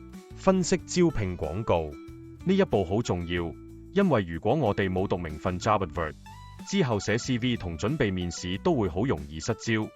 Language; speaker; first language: Cantonese; native; Cantonese